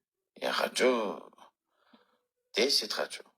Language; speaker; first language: Russian; non-native, learner; Uzbek